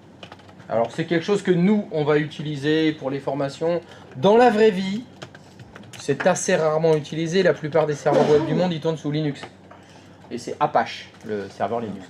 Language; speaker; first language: French; native; French